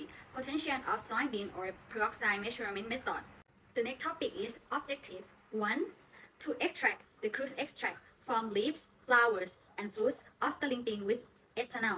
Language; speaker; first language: English; non-native, learner; Thai